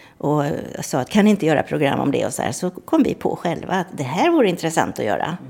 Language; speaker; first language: Swedish; native; Swedish